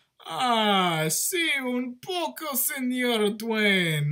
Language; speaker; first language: Spanish; non-native, learner; English